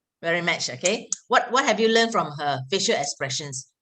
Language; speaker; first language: English; non-native, local second language; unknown